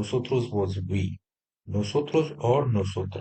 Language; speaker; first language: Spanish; non-native, fluent; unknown